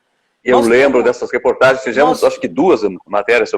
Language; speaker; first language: Portuguese; native; Portuguese